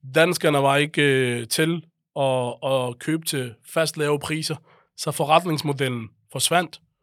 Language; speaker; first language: Danish; early bilingual, other home language; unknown